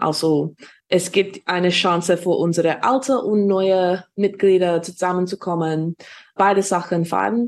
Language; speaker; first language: German; non-native, fluent; English